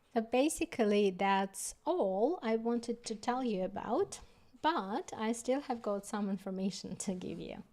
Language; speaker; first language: English; non-native, fluent; Russian